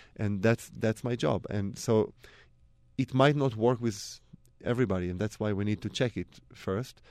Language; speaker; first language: English; non-native, fluent; Hebrew